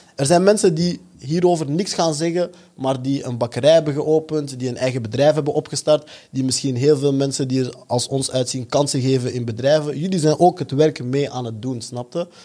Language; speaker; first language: Dutch; early bilingual, other home language; French